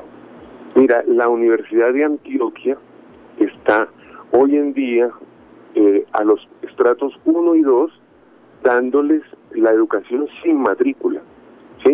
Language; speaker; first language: Spanish; native; Spanish